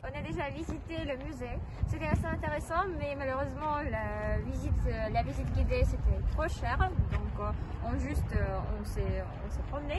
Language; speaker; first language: French; non-native, fluent; Russian